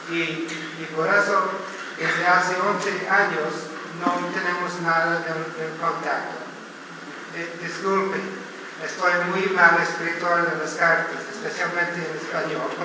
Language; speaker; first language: Spanish; non-native, learner; English